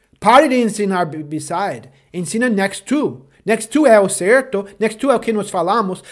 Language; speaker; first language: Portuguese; non-native, fluent; English